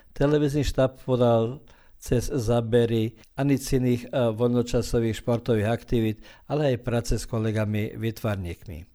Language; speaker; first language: Slovak; early bilingual, heritage; Slovak